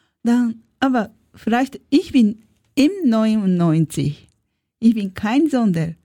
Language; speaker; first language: German; non-native, learner; Japanese